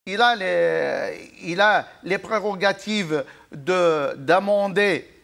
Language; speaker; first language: French; non-native, local second language; Arabic